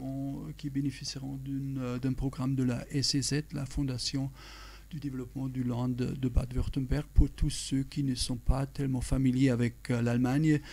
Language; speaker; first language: French; non-native, fluent; German